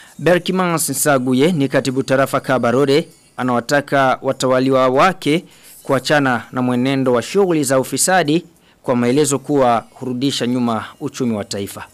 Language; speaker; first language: Swahili; non-native, local second language; Rundi